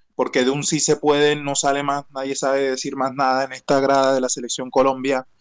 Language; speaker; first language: Spanish; native; Spanish